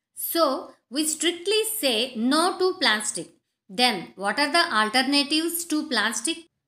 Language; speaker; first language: English; non-native, local second language; Telugu